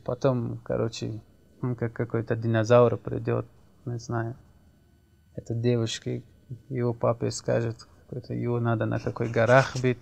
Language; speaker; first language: Russian; non-native, learner; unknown